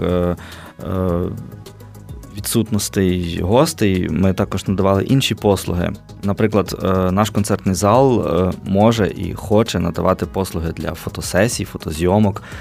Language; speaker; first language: Ukrainian; native; Ukrainian